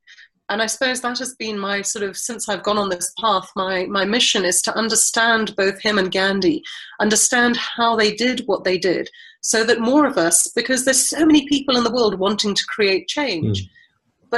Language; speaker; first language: English; native; English